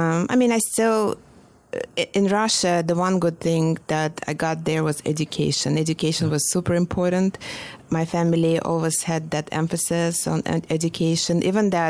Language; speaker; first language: English; non-native, fluent; Russian